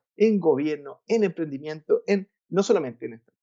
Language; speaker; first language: Spanish; native; Spanish